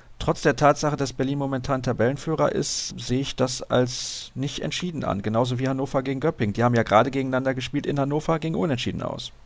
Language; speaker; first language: German; native; German